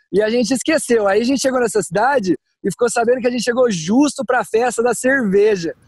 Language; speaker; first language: Portuguese; early bilingual, heritage; Portuguese